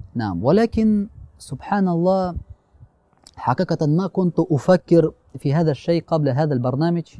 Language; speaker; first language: Arabic; non-native, fluent; Russian